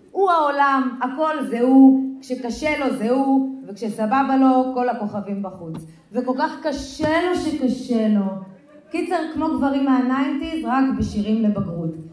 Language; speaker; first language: Hebrew; native; Hebrew